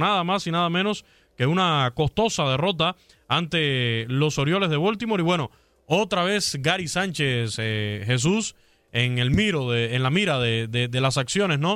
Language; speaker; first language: Spanish; native; Spanish